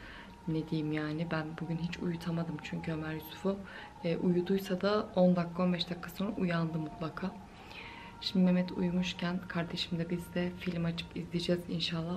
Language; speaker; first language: Turkish; native; Turkish